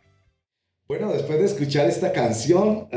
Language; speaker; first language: Spanish; native; Spanish